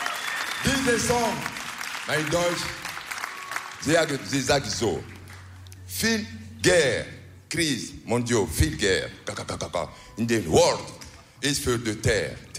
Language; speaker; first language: German; non-native, learner; French